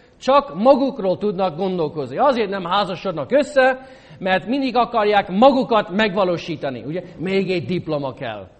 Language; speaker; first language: Hungarian; non-native, fluent; English